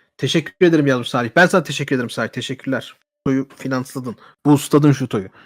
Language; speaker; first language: Turkish; native; Turkish